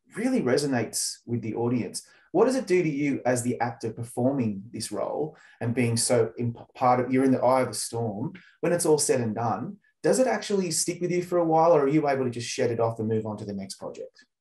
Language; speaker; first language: English; native; English